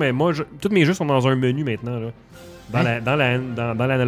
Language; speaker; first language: French; native; French